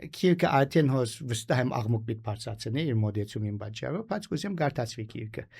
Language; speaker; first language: Armenian; early bilingual, heritage; Armenian